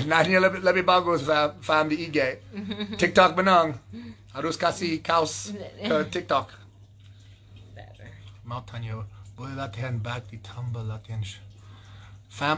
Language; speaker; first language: Indonesian; non-native, learner; English